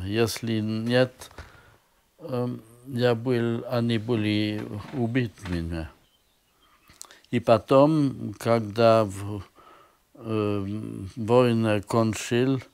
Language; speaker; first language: Russian; non-native, learner; French